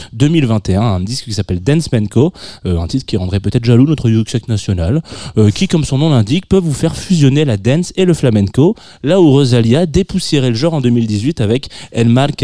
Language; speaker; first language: French; native; French